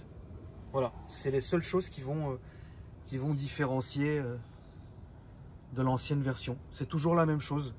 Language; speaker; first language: French; native; French